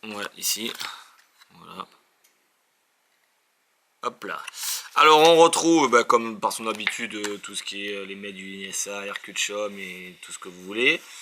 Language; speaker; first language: French; native; French